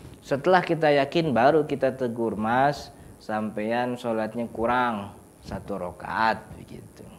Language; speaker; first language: Indonesian; native; Indonesian